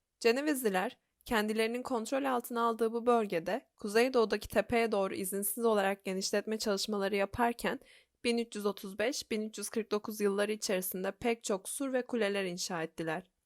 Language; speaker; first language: Turkish; native; Turkish